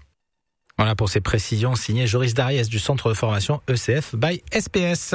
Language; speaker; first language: French; native; French